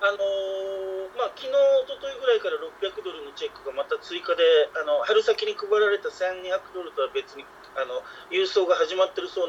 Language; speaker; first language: Japanese; native; Japanese